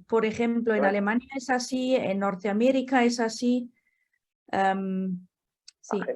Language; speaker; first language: Spanish; non-native, fluent; German